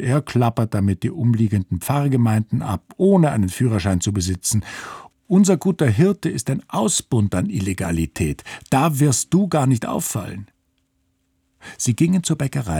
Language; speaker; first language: German; native; German